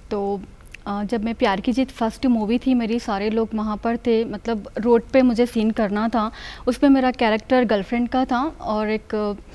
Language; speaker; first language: Hindi; native; Hindi